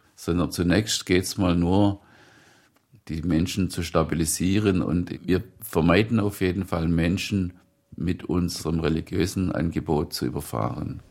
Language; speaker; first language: German; native; German